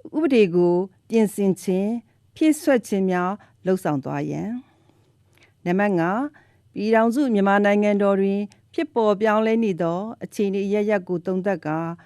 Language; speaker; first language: Burmese; non-native, local second language; S'gaw Karen